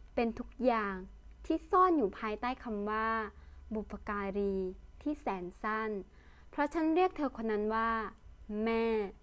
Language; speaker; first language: Thai; early bilingual, other home language; Lao